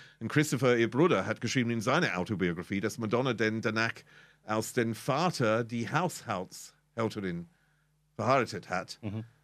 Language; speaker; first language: German; non-native, fluent; English